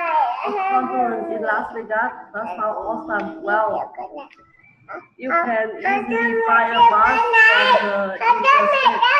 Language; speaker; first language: English; non-native, learner; Vietnamese